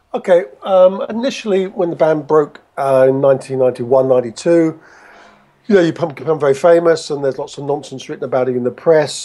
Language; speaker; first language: English; native; English